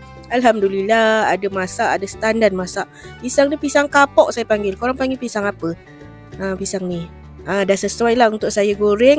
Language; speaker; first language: Malay; native; Malay